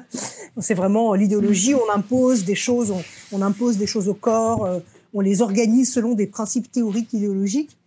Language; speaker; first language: French; early bilingual, other home language; Russian